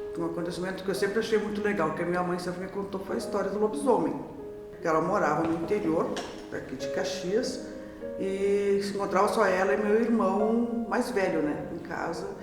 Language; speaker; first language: Portuguese; native; Portuguese